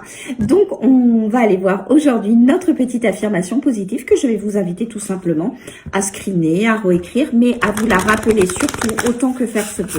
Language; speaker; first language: French; native; French